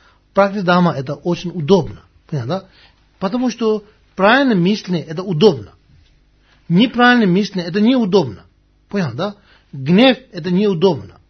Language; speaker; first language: Russian; non-native, learner; Tibetan